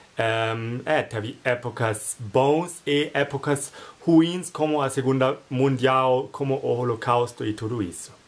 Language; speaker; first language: Portuguese; non-native, fluent; German